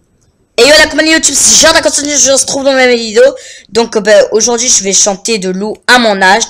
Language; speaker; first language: French; native; French